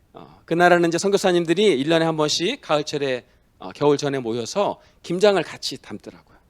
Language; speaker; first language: Korean; native; Korean